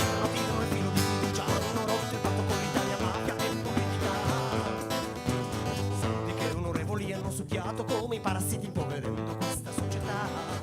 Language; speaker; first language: Italian; native; Italian